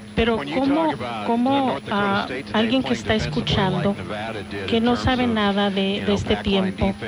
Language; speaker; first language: Spanish; native; Spanish